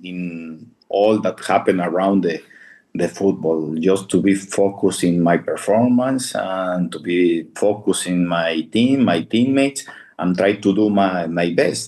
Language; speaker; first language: English; non-native, fluent; Spanish